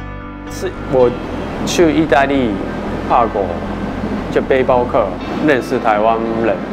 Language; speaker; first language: Chinese; non-native, fluent; Japanese